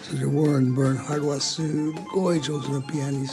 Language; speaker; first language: Japanese; non-native, learner; English